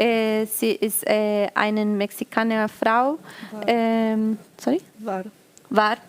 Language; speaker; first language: German; non-native, learner; Spanish